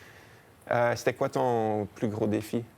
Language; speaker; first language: French; native; French